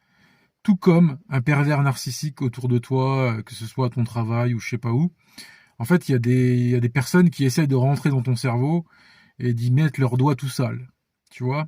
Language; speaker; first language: French; native; French